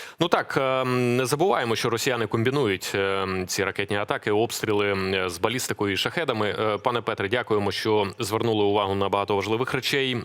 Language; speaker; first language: Ukrainian; native; Ukrainian